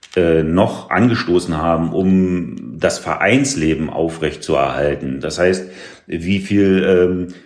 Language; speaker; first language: German; native; German